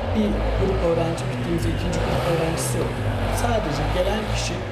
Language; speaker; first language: Turkish; native; Turkish